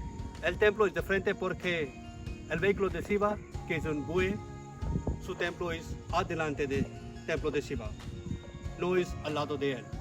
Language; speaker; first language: Spanish; non-native, learner; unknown